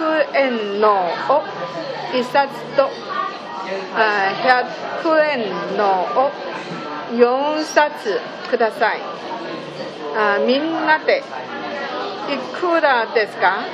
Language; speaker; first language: Japanese; non-native, learner; Chinese